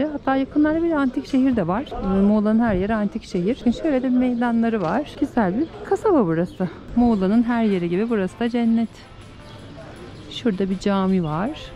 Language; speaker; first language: Turkish; native; Turkish